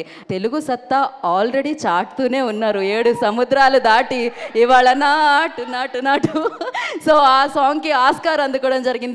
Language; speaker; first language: Telugu; native; Telugu